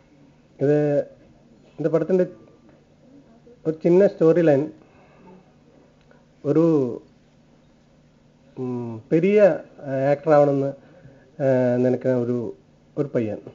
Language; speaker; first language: Tamil; non-native, learner; Malayalam